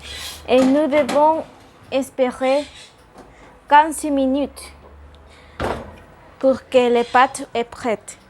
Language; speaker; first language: French; non-native, learner; Spanish